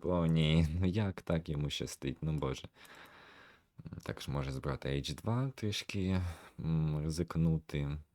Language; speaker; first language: Ukrainian; native; Ukrainian